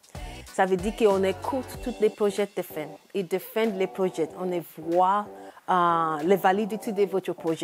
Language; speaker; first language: French; non-native, learner; English